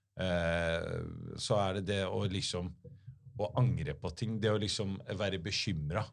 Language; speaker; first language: Norwegian; early bilingual, other home language; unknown